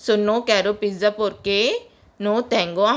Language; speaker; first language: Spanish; non-native, learner; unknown